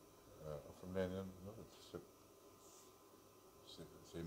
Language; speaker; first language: Russian; non-native, local second language; Estonian